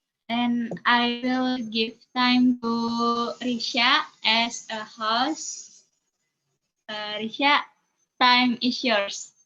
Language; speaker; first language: English; non-native, learner; Indonesian